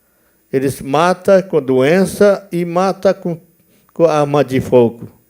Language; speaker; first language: Portuguese; non-native, local second language; Yanomámi